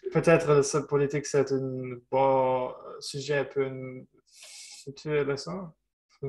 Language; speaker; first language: French; non-native, learner; German